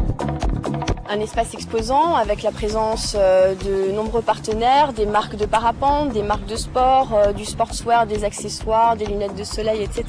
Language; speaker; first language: French; native; French